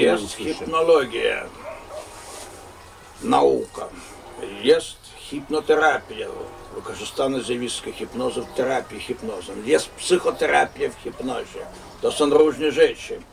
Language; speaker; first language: Polish; non-native, fluent; Russian